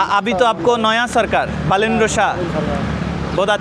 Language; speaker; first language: Hindi; non-native, learner; Bangla